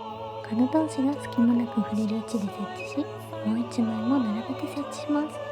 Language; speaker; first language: Japanese; native; Japanese